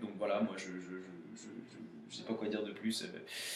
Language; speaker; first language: French; native; French